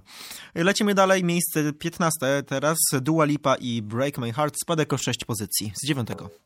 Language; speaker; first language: Polish; native; Polish